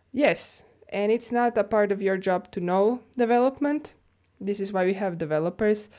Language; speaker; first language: English; non-native, fluent; Croatian